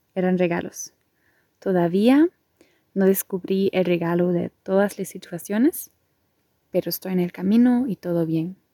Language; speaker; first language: Spanish; non-native, fluent; German